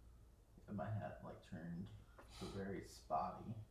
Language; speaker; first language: English; native; English